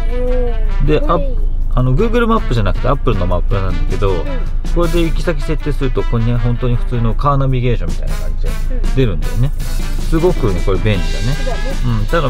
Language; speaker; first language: Japanese; native; Japanese